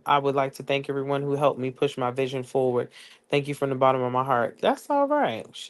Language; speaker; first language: English; native; English